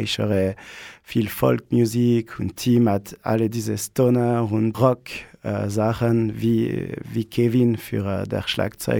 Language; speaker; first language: German; non-native, learner; Italian